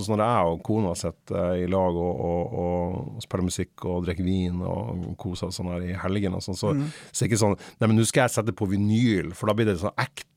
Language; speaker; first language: Norwegian; native; Norwegian